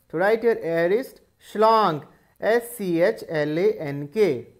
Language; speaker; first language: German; non-native, learner; Hindi